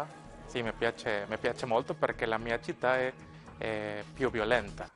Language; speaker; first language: Italian; non-native, learner; Spanish